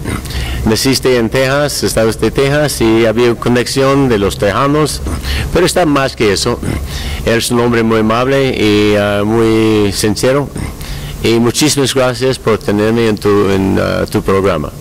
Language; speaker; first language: Spanish; non-native, learner; English